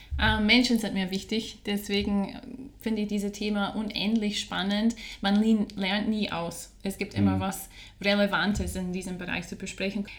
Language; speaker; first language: German; non-native, fluent; English